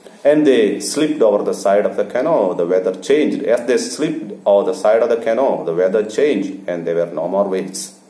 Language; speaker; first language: English; non-native, local second language; Malayalam